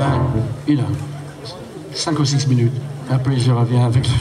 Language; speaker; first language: French; non-native, learner; English